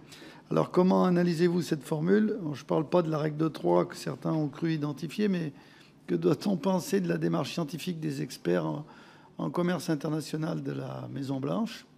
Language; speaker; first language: French; native; French